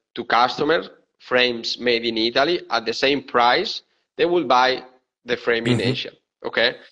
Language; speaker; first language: English; non-native, fluent; Spanish